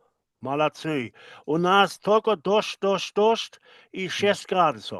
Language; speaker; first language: Russian; non-native, learner; German